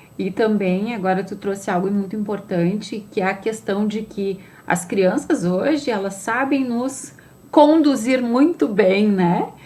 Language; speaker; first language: Portuguese; native; Portuguese